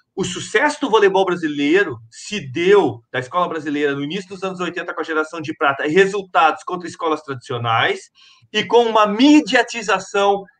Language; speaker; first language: Portuguese; native; Portuguese